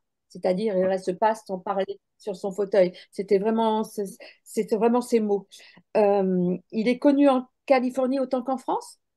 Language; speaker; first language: French; native; French